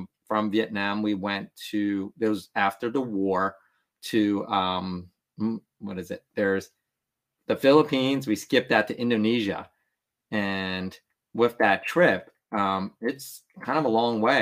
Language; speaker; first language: English; early bilingual, other home language; Vietnamese